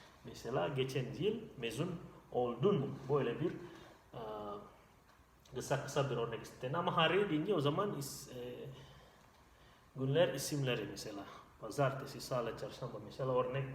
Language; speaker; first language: Turkish; non-native, fluent; Indonesian